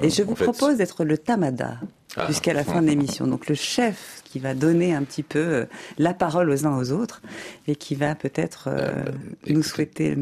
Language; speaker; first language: French; native; French